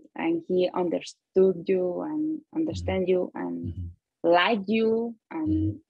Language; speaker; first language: English; non-native, learner; Spanish